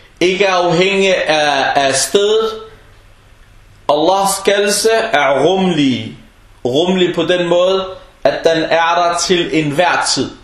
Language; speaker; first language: Danish; non-native, fluent; Arabic